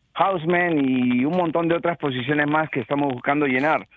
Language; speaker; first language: Spanish; native; Spanish